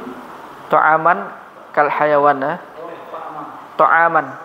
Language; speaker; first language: Arabic; non-native, fluent; Indonesian